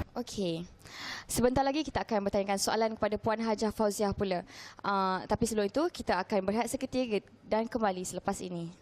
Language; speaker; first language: Malay; native; Malay